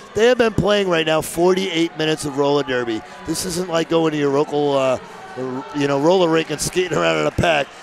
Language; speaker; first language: English; native; English